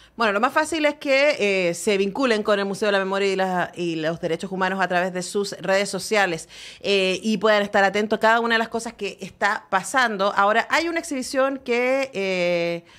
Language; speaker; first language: Spanish; native; Spanish